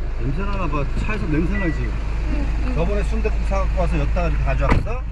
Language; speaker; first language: Korean; native; Korean